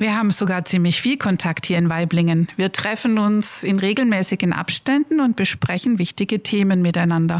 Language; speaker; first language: German; native; German